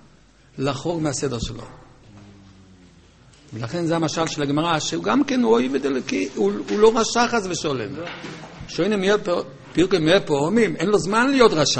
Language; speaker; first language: Hebrew; native; Hebrew